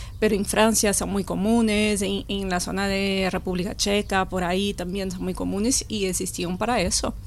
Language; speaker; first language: Spanish; non-native, fluent; Portuguese